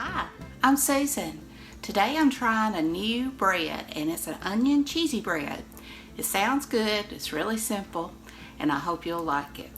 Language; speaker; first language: English; native; English